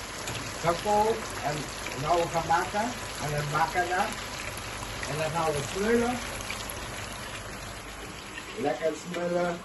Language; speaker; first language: Dutch; non-native, local second language; Caribbean Hindustani